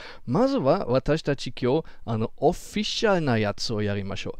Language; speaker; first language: Japanese; non-native, fluent; German